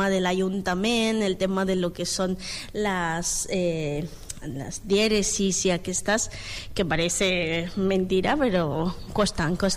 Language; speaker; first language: Catalan; non-native, learner; Spanish